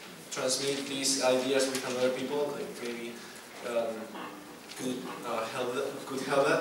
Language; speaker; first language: English; non-native, learner; Spanish